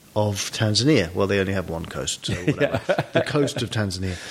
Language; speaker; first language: English; native; English